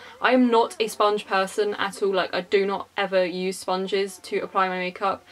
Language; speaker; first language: English; native; English